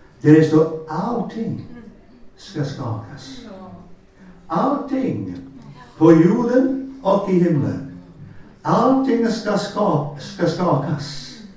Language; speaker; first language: Swedish; non-native, fluent; English